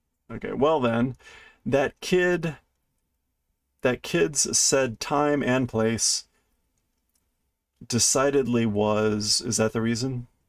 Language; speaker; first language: English; native; English